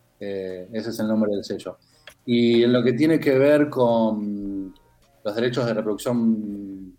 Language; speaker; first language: Spanish; native; Spanish